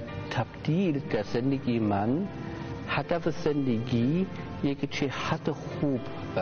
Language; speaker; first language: Persian; non-native, learner; German